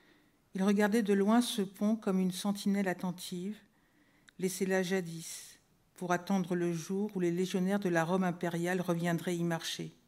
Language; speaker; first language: French; native; French